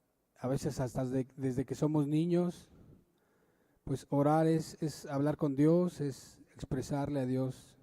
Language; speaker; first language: Spanish; native; Spanish